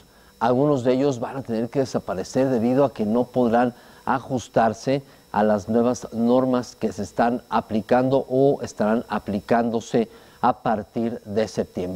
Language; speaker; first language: Spanish; native; Spanish